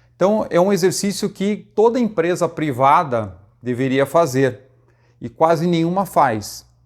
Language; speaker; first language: Portuguese; native; Portuguese